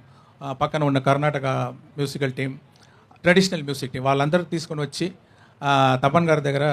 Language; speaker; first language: Telugu; non-native, learner; Tamil